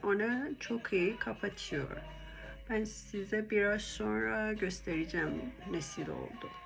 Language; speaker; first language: Turkish; non-native, learner; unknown